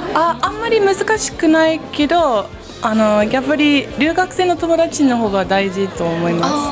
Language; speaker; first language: Japanese; non-native, learner; English